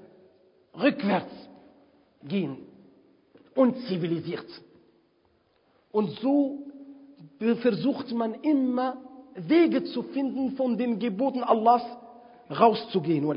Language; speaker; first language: German; non-native, fluent; Arabic